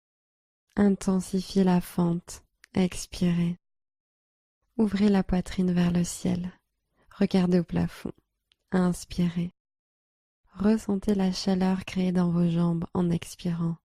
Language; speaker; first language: French; native; French